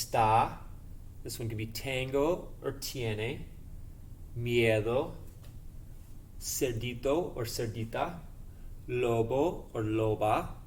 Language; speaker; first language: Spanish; non-native, fluent; English